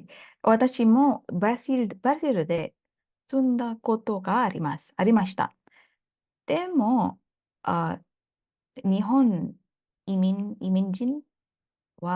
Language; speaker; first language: Japanese; non-native, learner; Thai